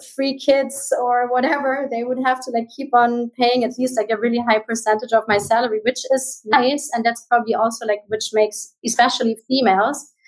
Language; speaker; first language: English; non-native, fluent; German